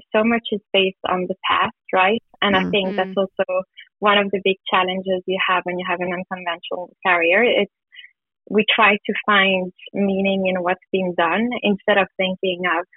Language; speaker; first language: English; non-native, fluent; German